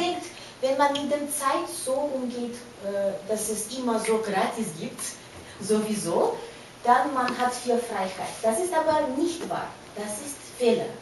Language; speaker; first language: German; non-native, fluent; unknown